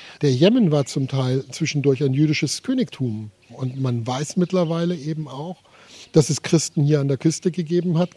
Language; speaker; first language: German; native; German